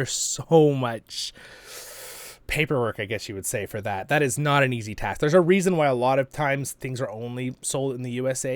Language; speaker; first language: English; native; English